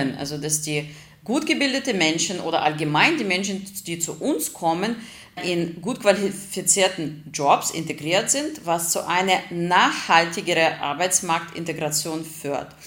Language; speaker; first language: German; non-native, fluent; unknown